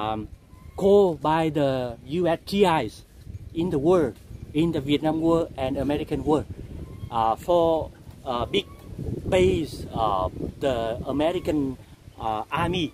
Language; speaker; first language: English; non-native, local second language; Vietnamese